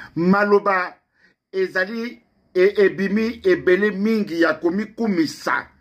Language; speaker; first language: Lingala; non-native, local second language; Luba-Lulua